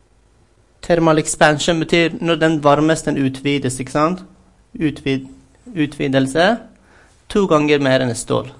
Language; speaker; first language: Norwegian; non-native, fluent; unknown